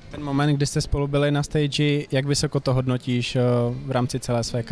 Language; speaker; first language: Czech; native; Czech